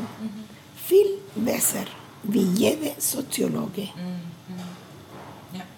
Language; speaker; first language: German; non-native, learner; Spanish